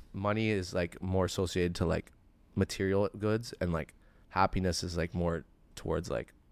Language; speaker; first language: English; native; English